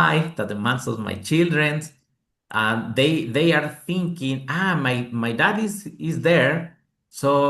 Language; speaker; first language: English; non-native, learner; Spanish